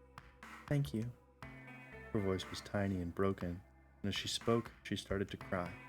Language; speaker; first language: English; native; English